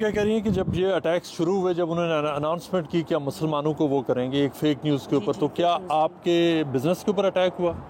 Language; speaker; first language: Urdu; native; Urdu